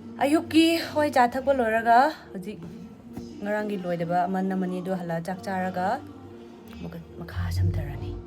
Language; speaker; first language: Manipuri; non-native, local second language; Tangkhul Naga (India)